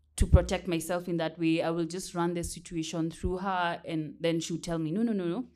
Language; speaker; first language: English; non-native, local second language; Kamba